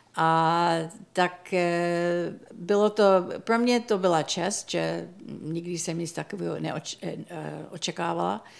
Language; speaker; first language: Czech; native; Czech